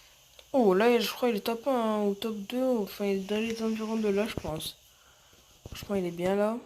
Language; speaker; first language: French; native; French